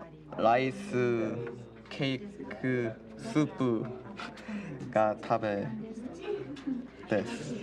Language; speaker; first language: Japanese; non-native, learner; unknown